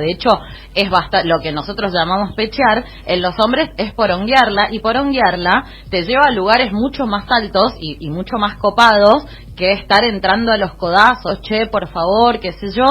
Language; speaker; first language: Spanish; native; Spanish